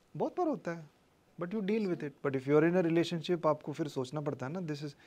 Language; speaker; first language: Hindi; non-native, local second language; Kodava